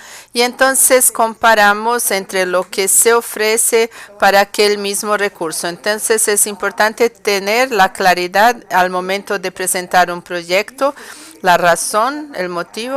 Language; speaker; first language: Spanish; non-native, fluent; Portuguese